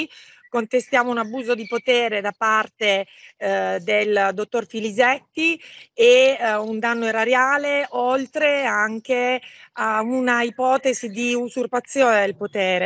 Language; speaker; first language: Italian; native; Italian